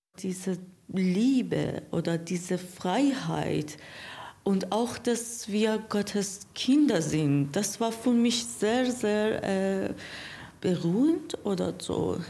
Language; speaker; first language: German; non-native, learner; Persian